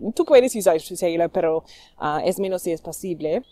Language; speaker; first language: Spanish; non-native, learner; English